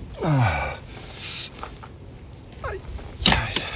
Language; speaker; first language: French; native; French